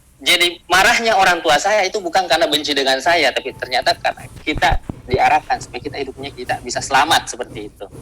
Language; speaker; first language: Indonesian; non-native, local second language; Buginese